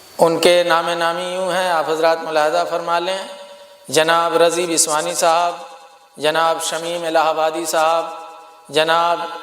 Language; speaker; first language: Urdu; native; Urdu